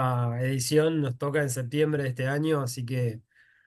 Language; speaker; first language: Spanish; native; Spanish